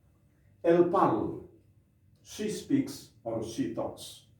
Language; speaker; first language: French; non-native, fluent; Indonesian